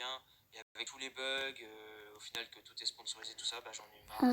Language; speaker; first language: French; native; French